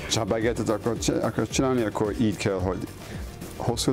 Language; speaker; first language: Hungarian; non-native, learner; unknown